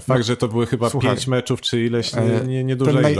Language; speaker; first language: Polish; native; Polish